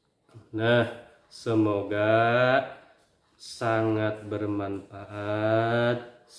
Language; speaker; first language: Indonesian; native; Indonesian